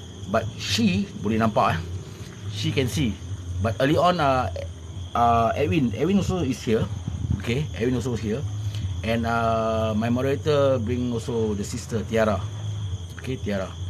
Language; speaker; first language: English; non-native, local second language; Malay